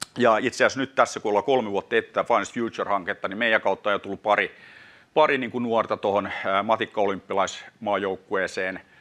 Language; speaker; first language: Finnish; non-native, local second language; Swedish